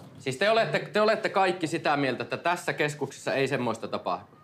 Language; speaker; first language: Finnish; native; Finnish